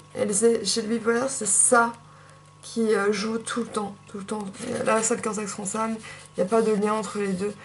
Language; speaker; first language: French; native; French